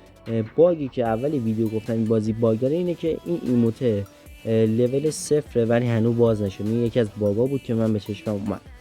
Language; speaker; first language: Persian; native; Persian